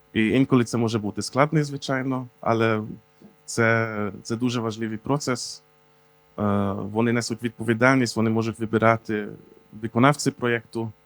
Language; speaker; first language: Ukrainian; non-native, fluent; Hungarian